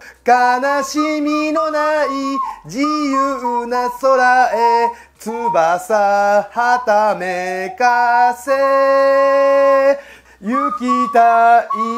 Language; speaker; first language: Japanese; native; Japanese